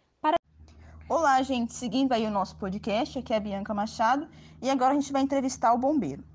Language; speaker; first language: Portuguese; native; Portuguese